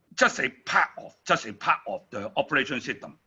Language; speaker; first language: English; non-native, learner; Chinese